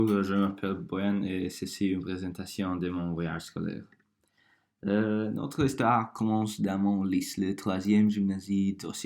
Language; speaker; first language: French; non-native, learner; Croatian